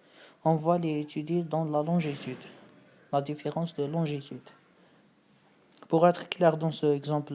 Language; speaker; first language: French; non-native, fluent; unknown